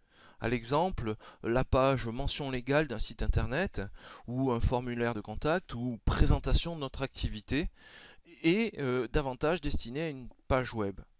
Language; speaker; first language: French; native; French